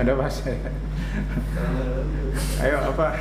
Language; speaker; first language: Indonesian; native; Indonesian